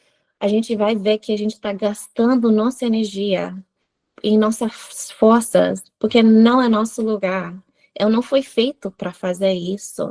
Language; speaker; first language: Portuguese; non-native, fluent; English